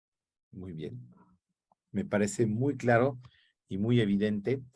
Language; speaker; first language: Spanish; native; Spanish